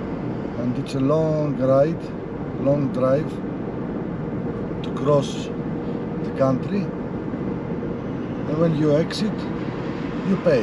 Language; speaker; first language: English; non-native, learner; Greek